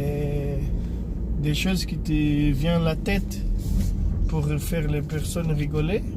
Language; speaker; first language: French; non-native, fluent; Portuguese